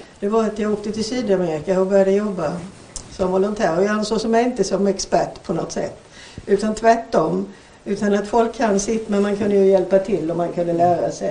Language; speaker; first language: Swedish; native; Swedish